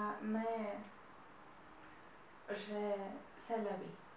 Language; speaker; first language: French; non-native, learner; Russian